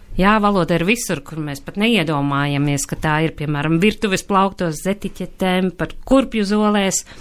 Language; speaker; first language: Latvian; native; Latvian